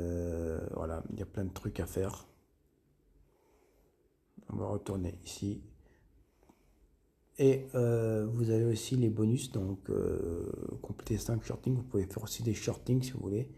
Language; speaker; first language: French; native; French